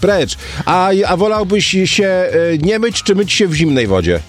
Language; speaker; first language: Polish; native; Polish